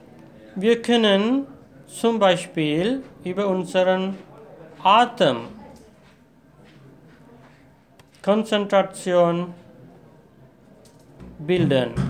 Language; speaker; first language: German; non-native, fluent; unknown